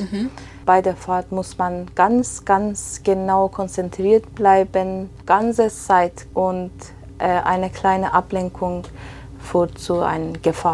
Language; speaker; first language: German; non-native, fluent; Persian